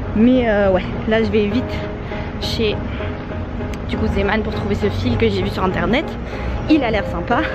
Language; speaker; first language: French; native; French